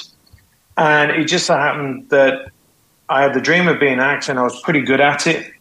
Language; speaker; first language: English; native; English